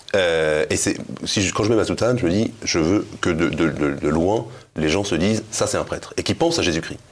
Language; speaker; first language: French; native; French